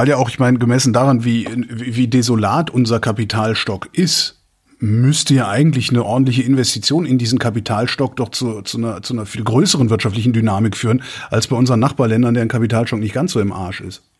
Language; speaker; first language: German; native; German